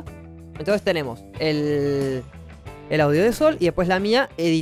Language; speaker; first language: Spanish; native; Spanish